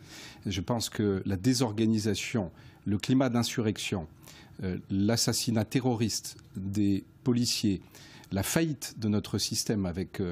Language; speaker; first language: French; native; French